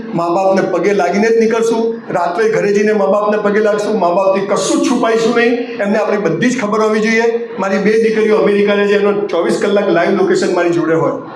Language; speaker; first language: Gujarati; native; Gujarati